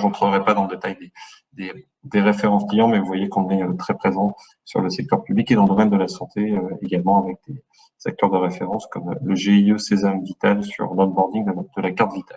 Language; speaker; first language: French; native; French